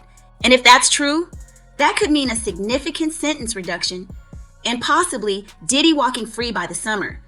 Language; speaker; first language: English; native; English